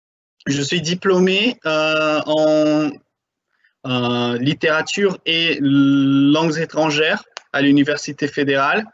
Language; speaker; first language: French; non-native, fluent; Portuguese